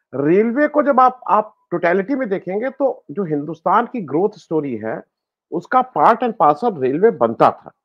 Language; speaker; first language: Hindi; native; Hindi